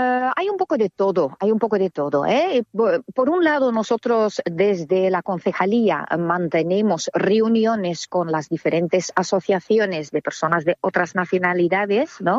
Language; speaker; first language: Spanish; non-native, fluent; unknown